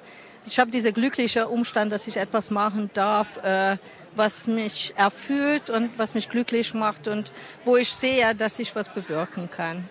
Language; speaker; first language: German; non-native, fluent; Hungarian